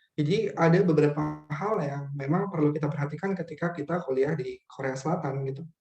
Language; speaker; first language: Indonesian; native; Indonesian